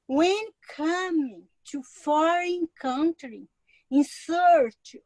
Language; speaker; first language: English; non-native, learner; Portuguese